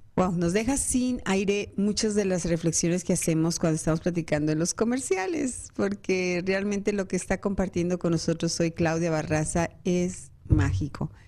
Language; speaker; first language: Spanish; native; Spanish